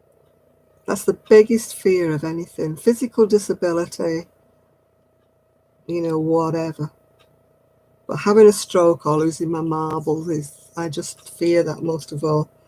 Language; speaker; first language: English; native; English